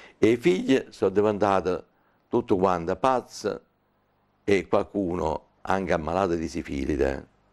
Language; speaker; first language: Italian; native; Italian